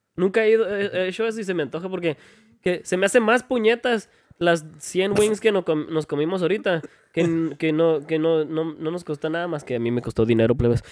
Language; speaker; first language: Spanish; native; Spanish